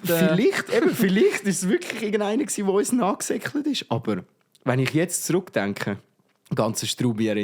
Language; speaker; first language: German; native; German